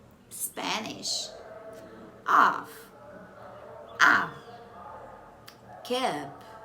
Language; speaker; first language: English; non-native, fluent; Portuguese